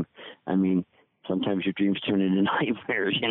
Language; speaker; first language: English; native; English